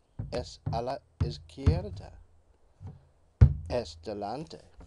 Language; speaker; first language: Spanish; non-native, learner; English